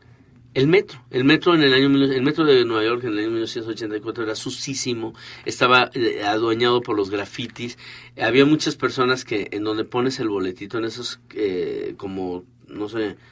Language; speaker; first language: Spanish; native; Spanish